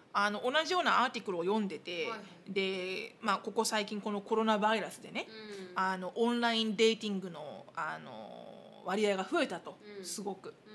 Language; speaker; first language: Japanese; native; Japanese